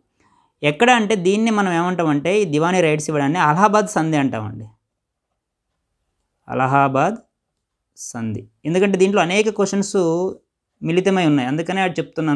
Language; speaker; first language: Telugu; native; Telugu